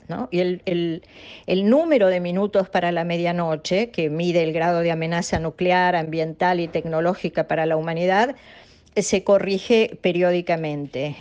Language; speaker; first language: Spanish; native; Spanish